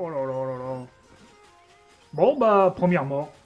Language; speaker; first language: French; native; French